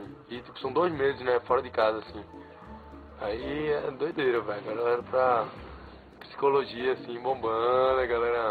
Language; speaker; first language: Portuguese; native; Portuguese